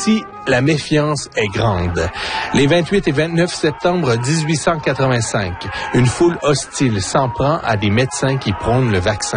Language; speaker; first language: French; native; French